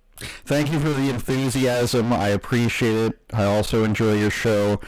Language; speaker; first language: English; native; English